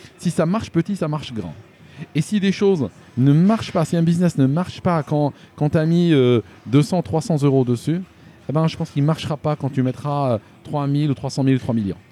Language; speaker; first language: French; non-native, local second language; Arabic